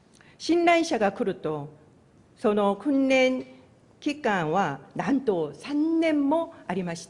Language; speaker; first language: Japanese; non-native, fluent; Korean